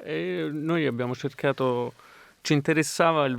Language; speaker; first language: Italian; native; Italian